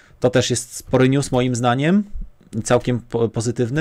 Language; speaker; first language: Polish; native; Polish